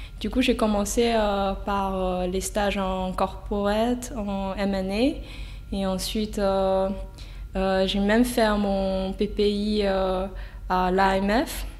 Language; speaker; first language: French; non-native, fluent; Chinese